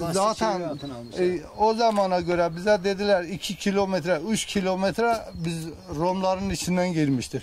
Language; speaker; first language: Turkish; non-native, local second language; Kurdish